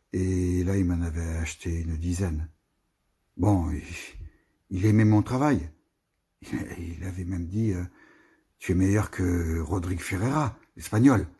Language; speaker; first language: French; native; French